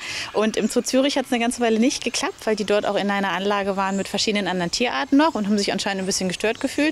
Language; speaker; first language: German; native; German